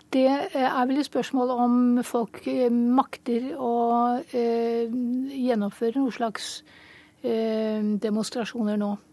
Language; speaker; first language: Norwegian; native; Norwegian